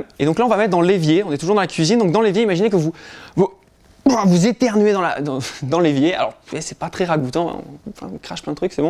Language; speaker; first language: French; native; French